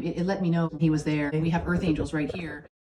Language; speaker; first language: English; native; English